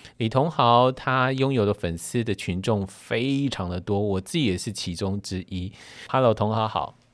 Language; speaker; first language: Chinese; native; Chinese